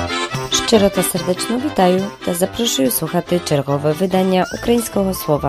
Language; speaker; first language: Ukrainian; early bilingual, heritage; Ukrainian